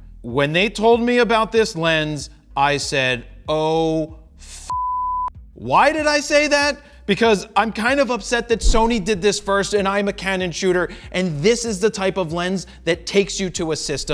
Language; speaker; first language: English; native; English